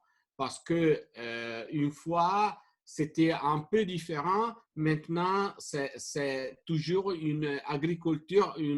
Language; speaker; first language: French; non-native, fluent; Italian